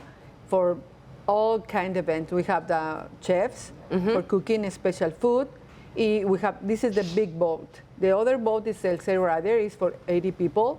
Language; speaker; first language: English; non-native, learner; Spanish